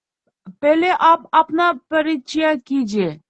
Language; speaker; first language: Hindi; non-native, fluent; Tibetan